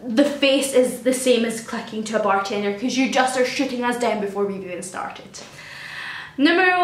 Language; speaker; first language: English; native; English